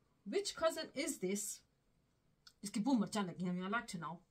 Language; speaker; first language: English; early bilingual, other home language; Punjabi